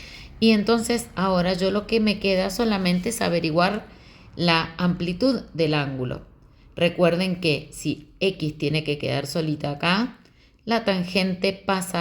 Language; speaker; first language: Spanish; native; Spanish